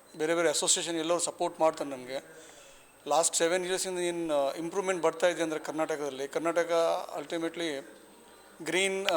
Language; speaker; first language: Kannada; non-native, local second language; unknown